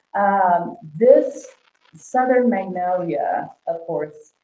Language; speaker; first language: English; native; English